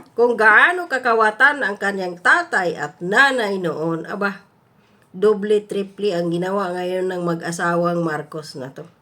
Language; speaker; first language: Filipino; native; Filipino